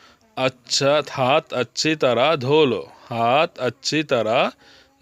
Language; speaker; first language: Hindi; non-native, learner; Bangla